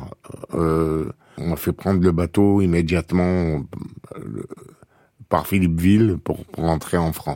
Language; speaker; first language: French; native; French